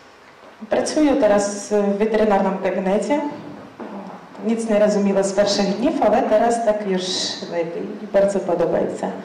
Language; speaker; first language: Polish; non-native, learner; Ukrainian